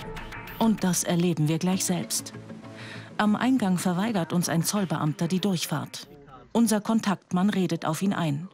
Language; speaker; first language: German; native; German